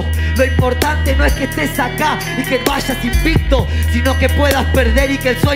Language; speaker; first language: Spanish; native; Spanish